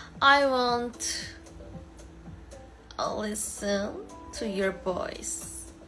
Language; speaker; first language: English; non-native, learner; Korean